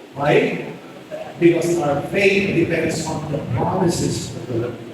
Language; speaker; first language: English; non-native, local second language; Filipino